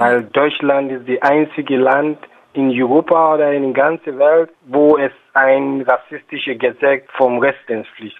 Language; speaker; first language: German; non-native, fluent; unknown